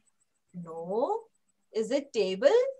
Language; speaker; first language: English; non-native, local second language; Hindi